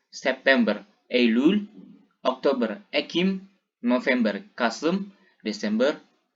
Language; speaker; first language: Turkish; non-native, fluent; Indonesian